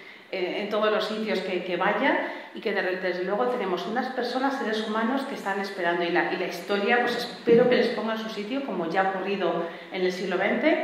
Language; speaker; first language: Spanish; native; Spanish